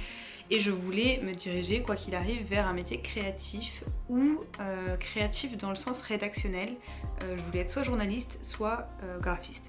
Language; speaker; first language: French; native; French